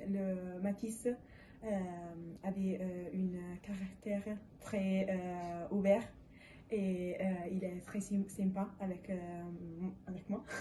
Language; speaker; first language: French; non-native, learner; Italian